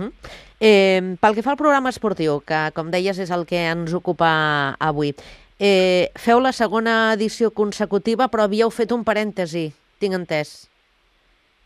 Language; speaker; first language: Catalan; native; Catalan